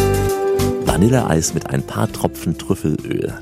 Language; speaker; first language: German; native; German